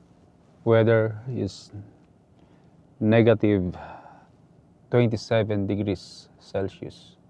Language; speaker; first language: English; non-native, local second language; Filipino